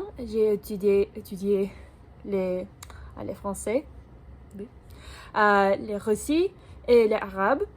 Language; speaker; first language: French; non-native, learner; English